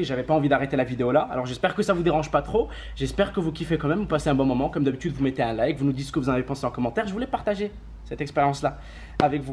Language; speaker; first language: French; native; French